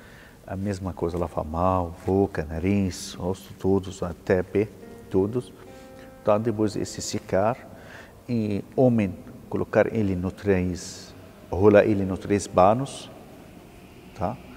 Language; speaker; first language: Portuguese; non-native, learner; Arabic